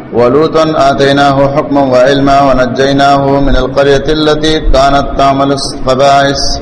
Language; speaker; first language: Urdu; non-native, local second language; Pashto